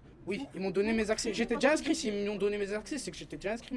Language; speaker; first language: French; native; French